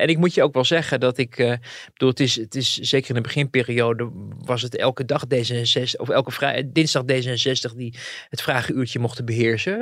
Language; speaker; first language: Dutch; native; Dutch